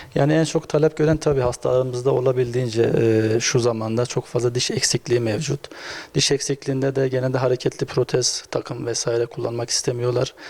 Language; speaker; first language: Turkish; native; Turkish